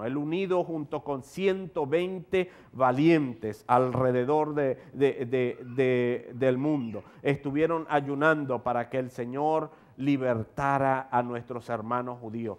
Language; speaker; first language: Spanish; native; Spanish